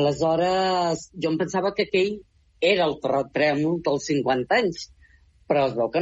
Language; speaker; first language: Catalan; native; Catalan